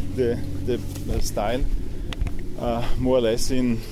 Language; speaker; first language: English; non-native, fluent; German